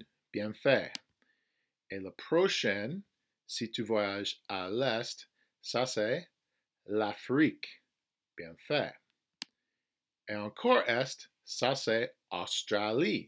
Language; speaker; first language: French; non-native, fluent; English